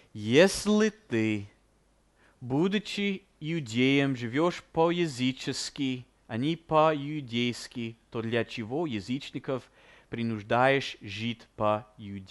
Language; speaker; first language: Russian; non-native, fluent; English